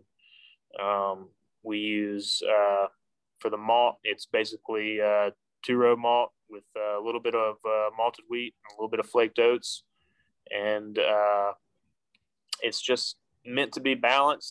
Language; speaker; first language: English; native; English